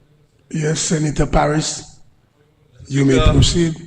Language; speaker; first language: English; native; English